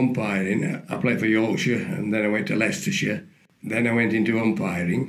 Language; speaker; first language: English; native; English